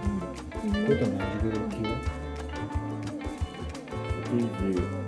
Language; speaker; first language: Japanese; native; Japanese